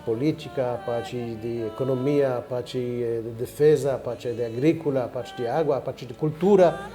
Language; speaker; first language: Portuguese; non-native, fluent; Hebrew